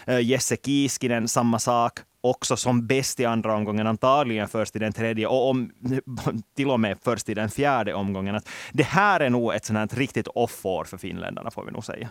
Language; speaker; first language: Swedish; native; Swedish